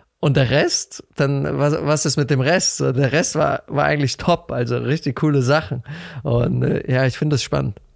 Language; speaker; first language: German; native; German